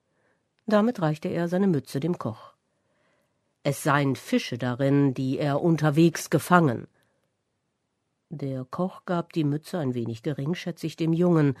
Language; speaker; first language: German; native; German